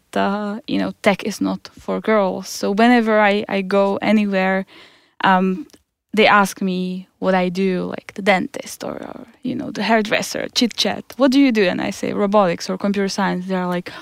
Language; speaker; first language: English; non-native, fluent; Czech